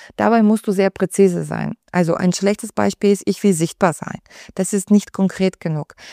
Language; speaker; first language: German; non-native, fluent; Bulgarian